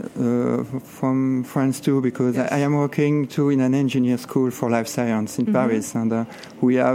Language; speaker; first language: English; non-native, fluent; French